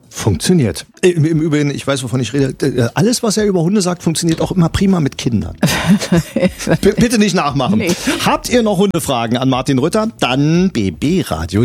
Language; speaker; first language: German; native; German